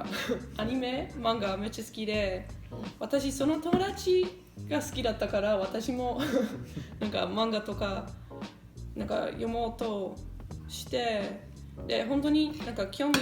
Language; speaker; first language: Japanese; non-native, fluent; English